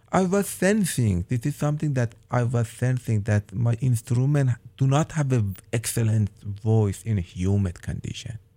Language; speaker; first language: English; non-native, fluent; Persian